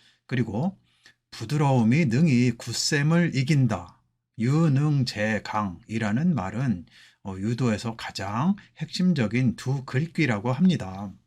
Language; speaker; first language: Korean; native; Korean